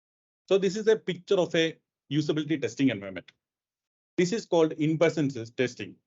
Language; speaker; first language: English; non-native, local second language; Malayalam